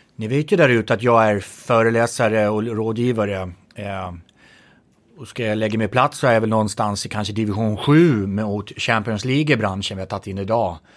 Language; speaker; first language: Swedish; native; Swedish